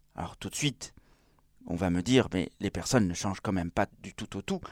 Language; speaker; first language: French; non-native, fluent; Spanish